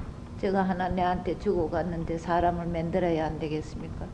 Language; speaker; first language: Korean; native; Korean